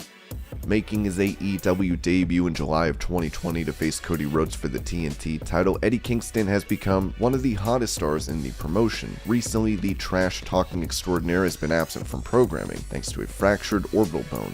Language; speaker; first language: English; native; English